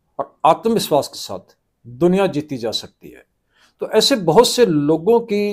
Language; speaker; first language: Hindi; non-native, local second language; Punjabi